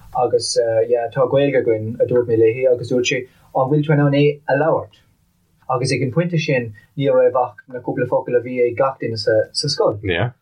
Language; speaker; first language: Irish; non-native, local second language; English